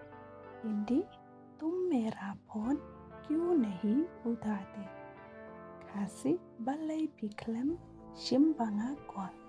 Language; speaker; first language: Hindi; non-native, local second language; Khasi